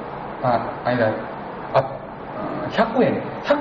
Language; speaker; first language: Japanese; non-native, learner; Korean